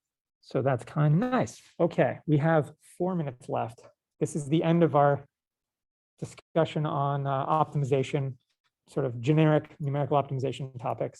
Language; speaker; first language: English; native; English